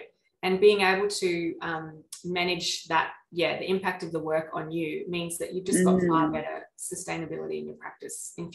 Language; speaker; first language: English; native; English